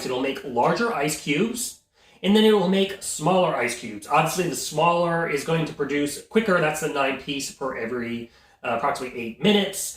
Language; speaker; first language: English; native; English